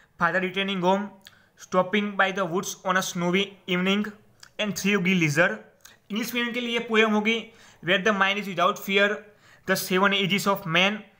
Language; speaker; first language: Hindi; non-native, local second language; Gujarati